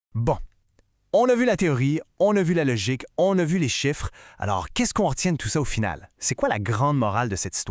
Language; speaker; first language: French; native; French